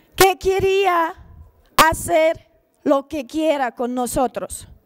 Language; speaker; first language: Spanish; non-native, fluent; Ukrainian